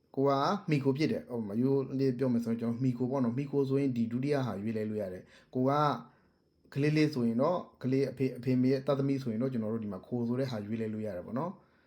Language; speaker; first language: Burmese; native; Burmese